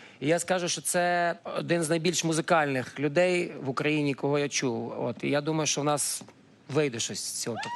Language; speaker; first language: Ukrainian; native; Ukrainian